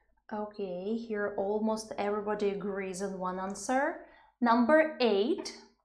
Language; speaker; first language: English; non-native, fluent; Ukrainian